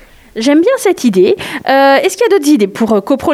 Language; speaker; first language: French; native; French